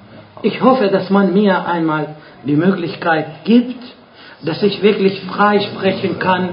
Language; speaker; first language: German; non-native, fluent; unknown